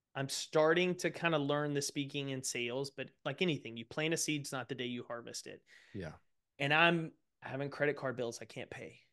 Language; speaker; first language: English; native; English